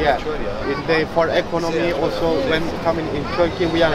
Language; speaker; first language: English; non-native, learner; Turkish